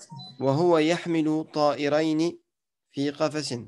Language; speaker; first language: Arabic; non-native, fluent; French